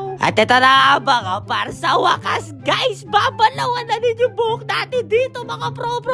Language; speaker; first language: Filipino; native; Filipino